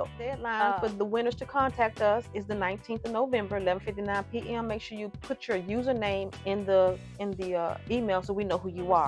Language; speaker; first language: English; native; English